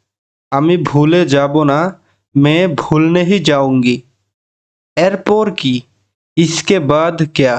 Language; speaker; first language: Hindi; non-native, learner; Bangla